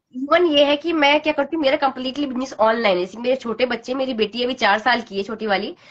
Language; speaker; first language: Hindi; native; Hindi